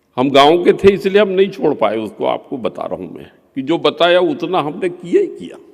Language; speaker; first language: Hindi; non-native, local second language; Gondi